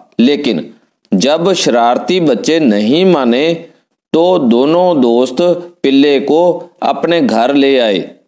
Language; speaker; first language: Hindi; non-native, local second language; Punjabi